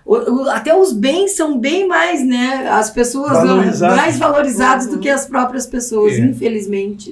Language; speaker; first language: Portuguese; native; Portuguese